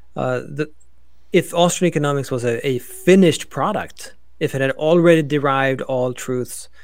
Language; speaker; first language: English; non-native, fluent; Swedish